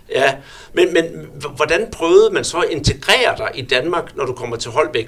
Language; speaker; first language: Danish; native; Danish